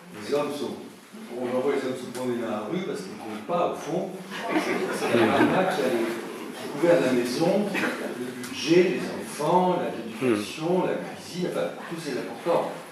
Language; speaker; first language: French; native; French